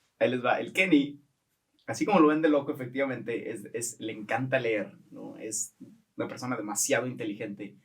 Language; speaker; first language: Spanish; native; Spanish